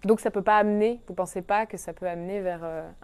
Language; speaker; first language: French; native; French